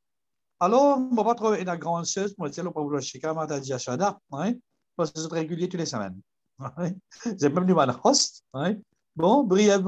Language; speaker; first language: French; non-native, learner; Morisyen